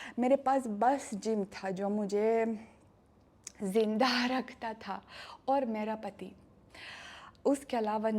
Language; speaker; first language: Hindi; non-native, learner; Russian